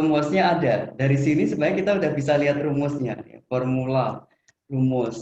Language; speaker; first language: Indonesian; native; Indonesian